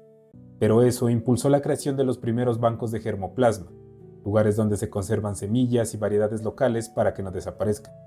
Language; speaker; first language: Spanish; native; Spanish